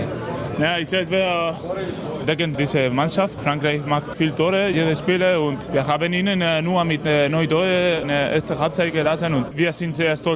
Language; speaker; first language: German; non-native, learner; Spanish